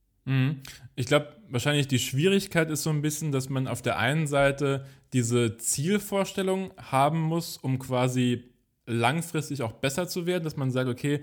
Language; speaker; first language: German; native; German